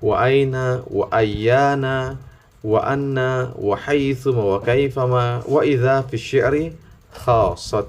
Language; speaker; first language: Arabic; non-native, fluent; Indonesian